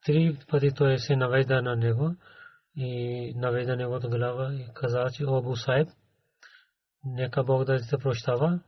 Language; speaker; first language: Bulgarian; non-native, learner; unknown